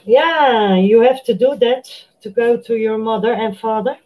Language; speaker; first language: English; non-native, fluent; Dutch